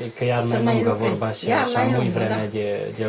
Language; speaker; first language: Romanian; native; Romanian